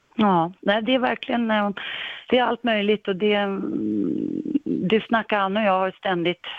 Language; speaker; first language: Swedish; native; Swedish